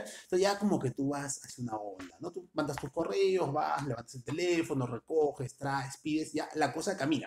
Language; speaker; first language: Spanish; native; Spanish